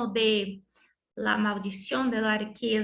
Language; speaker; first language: Spanish; non-native, learner; Portuguese